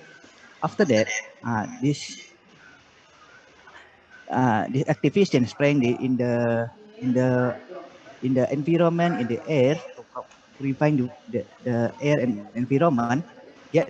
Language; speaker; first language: English; non-native, learner; Indonesian